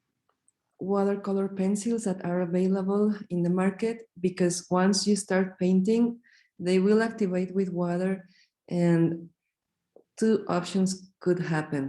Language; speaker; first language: English; non-native, fluent; Spanish